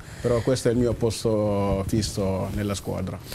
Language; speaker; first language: Italian; non-native, learner; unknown